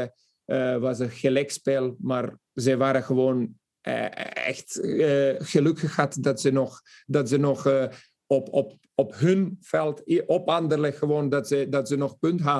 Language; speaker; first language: Dutch; non-native, fluent; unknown